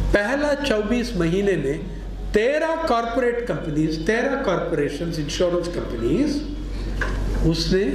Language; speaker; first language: Hindi; non-native, local second language; Telugu